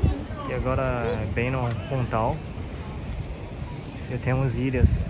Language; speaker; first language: Portuguese; non-native, fluent; Chinese